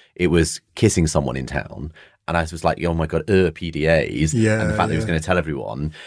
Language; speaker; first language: English; native; English